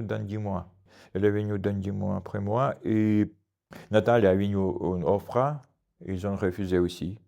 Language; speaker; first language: French; non-native, fluent; Russian